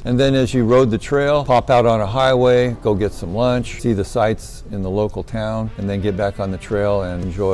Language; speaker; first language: English; native; English